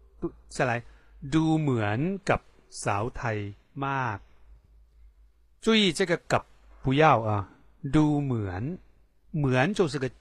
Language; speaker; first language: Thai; non-native, fluent; Chinese